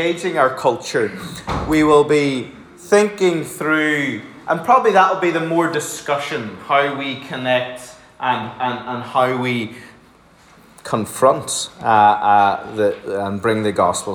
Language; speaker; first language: English; native; English